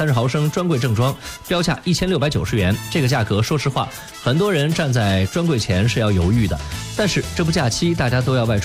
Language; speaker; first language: Chinese; native; Chinese